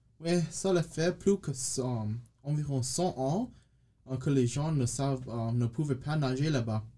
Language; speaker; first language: French; non-native, learner; English